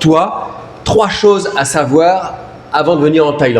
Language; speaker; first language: French; native; French